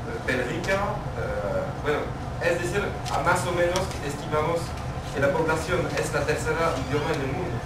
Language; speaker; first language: Spanish; non-native, fluent; French